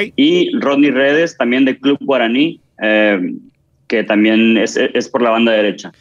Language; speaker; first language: Spanish; native; Spanish